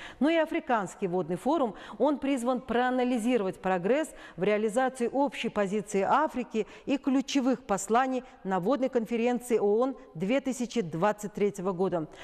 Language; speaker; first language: Russian; non-native, local second language; Tajik